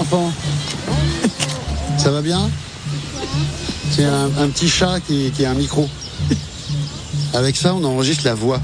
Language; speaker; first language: French; native; French